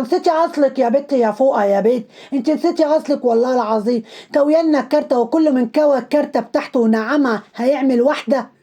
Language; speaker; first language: Arabic; native; Arabic